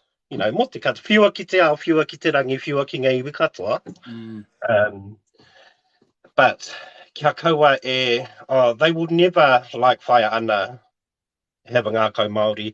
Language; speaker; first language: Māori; non-native, local second language; English